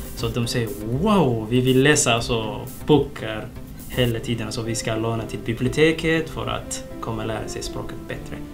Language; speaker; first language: Swedish; non-native, learner; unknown